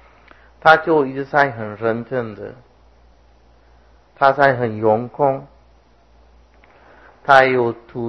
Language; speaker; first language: Chinese; non-native, fluent; Sinhala